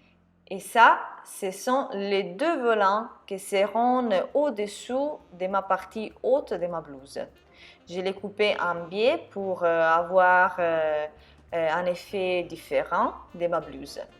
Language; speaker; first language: French; non-native, fluent; Italian